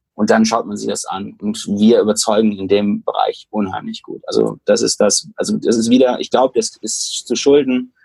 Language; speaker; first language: German; native; German